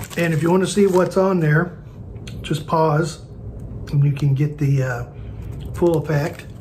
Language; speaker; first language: English; native; English